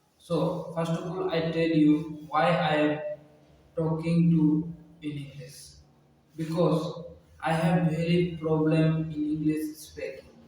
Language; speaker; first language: English; non-native, learner; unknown